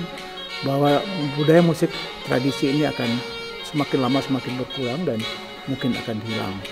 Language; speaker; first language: Indonesian; non-native, local second language; Minangkabau